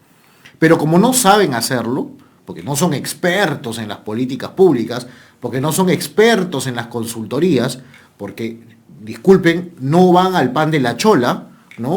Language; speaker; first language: Spanish; native; Spanish